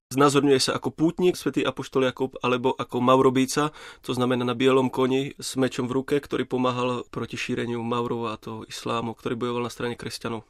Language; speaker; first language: Slovak; native; Slovak